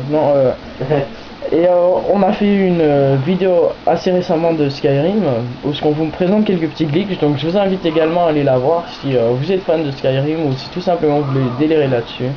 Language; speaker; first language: French; native; French